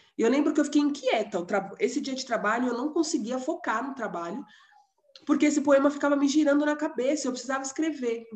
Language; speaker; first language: Portuguese; native; Portuguese